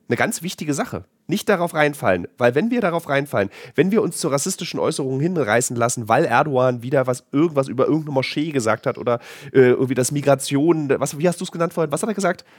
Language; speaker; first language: German; native; German